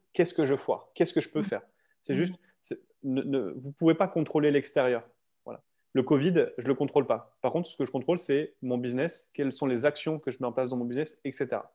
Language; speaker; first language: French; native; French